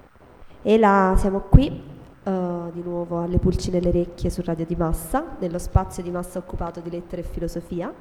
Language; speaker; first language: Italian; native; Italian